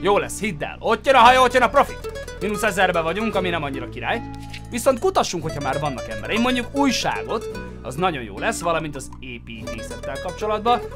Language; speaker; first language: Hungarian; native; Hungarian